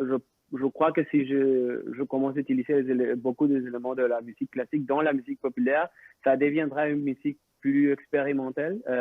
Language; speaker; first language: French; non-native, local second language; Spanish